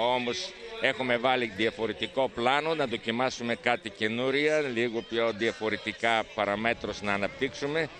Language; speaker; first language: Greek; non-native, fluent; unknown